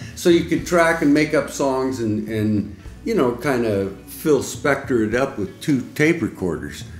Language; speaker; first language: English; native; English